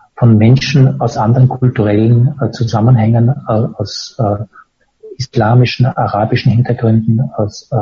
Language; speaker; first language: German; native; German